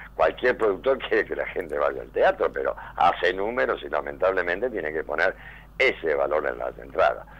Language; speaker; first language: Spanish; native; Spanish